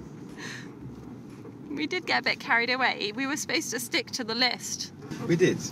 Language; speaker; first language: English; native; English